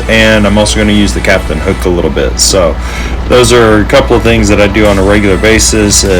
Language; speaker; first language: English; native; English